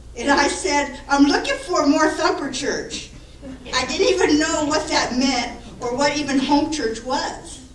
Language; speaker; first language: English; native; English